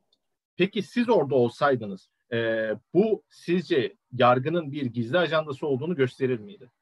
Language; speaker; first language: Turkish; native; Turkish